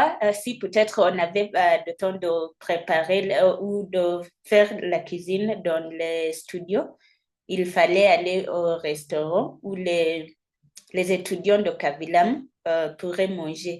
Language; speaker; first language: French; non-native, fluent; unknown